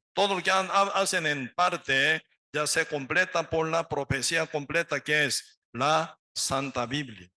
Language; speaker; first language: Spanish; non-native, learner; Korean